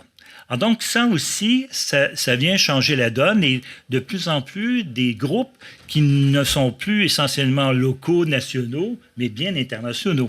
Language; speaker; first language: French; native; French